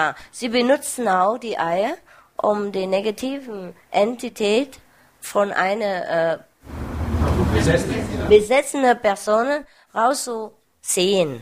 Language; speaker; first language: German; non-native, learner; Vietnamese